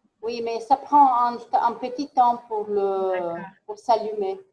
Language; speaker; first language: French; non-native, fluent; Italian